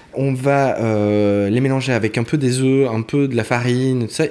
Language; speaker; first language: French; native; French